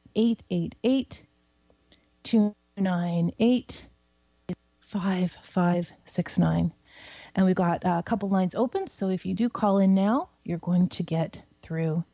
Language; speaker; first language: English; native; English